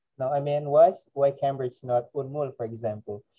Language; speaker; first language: English; non-native, fluent; Indonesian